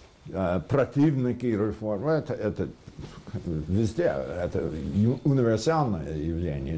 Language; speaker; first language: Russian; non-native, fluent; English